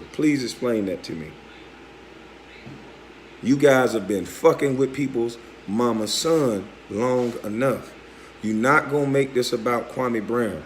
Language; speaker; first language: English; native; English